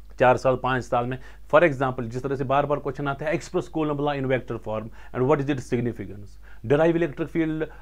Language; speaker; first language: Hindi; non-native, local second language; Kashmiri